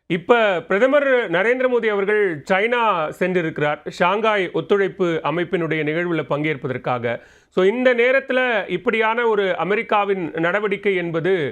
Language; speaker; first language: Tamil; native; Tamil